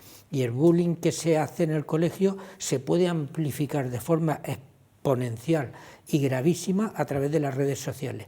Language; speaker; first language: Spanish; native; Spanish